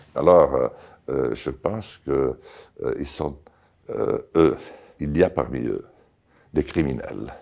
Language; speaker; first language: French; non-native, local second language; Occitan